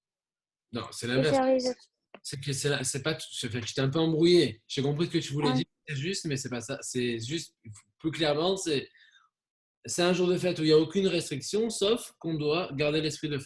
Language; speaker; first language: French; native; French